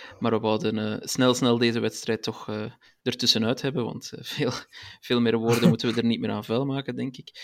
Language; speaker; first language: Dutch; native; Dutch